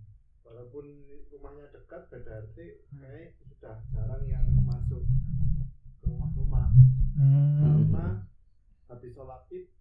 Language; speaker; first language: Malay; non-native, local second language; Javanese